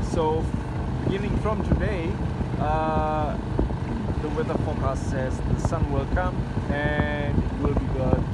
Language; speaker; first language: English; non-native, fluent; German